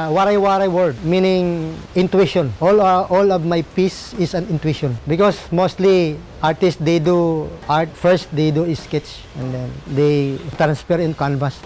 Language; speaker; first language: English; non-native, local second language; Waray